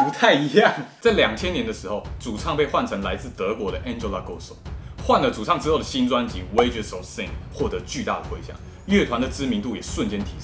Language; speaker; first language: Chinese; native; Chinese